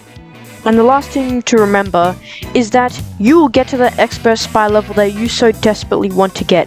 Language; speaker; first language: English; native; English